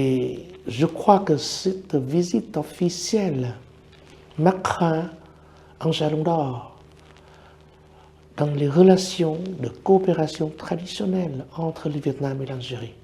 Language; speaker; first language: French; non-native, fluent; Vietnamese